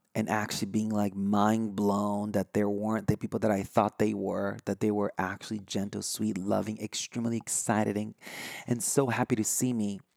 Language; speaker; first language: English; non-native, fluent; Portuguese